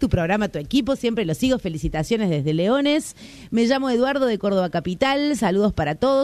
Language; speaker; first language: Spanish; native; Spanish